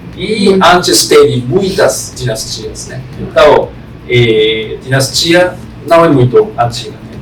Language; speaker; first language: Portuguese; non-native, fluent; Japanese